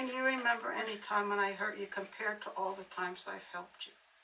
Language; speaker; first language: English; native; English